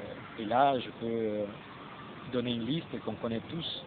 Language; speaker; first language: French; non-native, fluent; Spanish